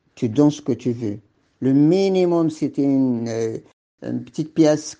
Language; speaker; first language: French; non-native, local second language; Arabic